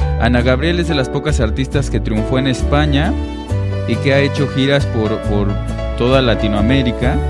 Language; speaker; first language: Spanish; native; Spanish